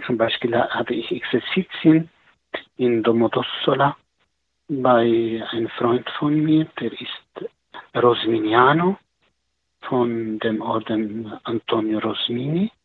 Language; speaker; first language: German; non-native, learner; Arabic